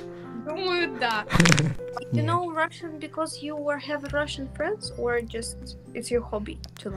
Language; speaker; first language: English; non-native, learner; Russian